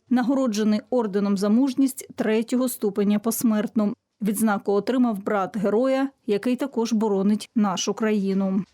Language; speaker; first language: Ukrainian; native; Ukrainian